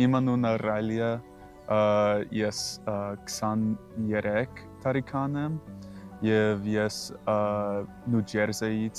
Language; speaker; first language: Armenian; non-native, learner; English